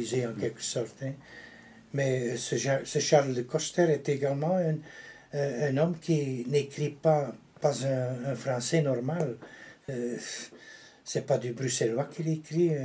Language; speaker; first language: French; non-native, local second language; Dutch